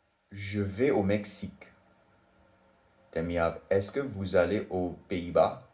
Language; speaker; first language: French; non-native, learner; English